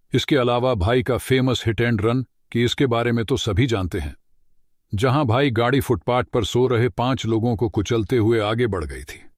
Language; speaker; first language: Hindi; native; Hindi